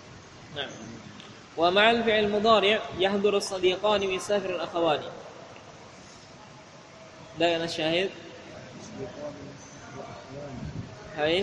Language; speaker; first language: Arabic; non-native, fluent; Indonesian